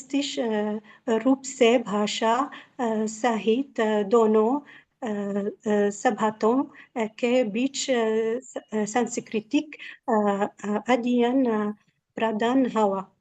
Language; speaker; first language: Hindi; non-native, learner; Arabic